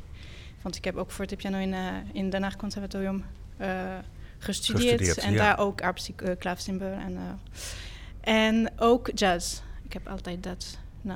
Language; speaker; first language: Dutch; non-native, fluent; French